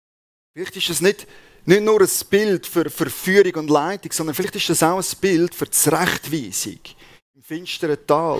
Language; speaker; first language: German; native; German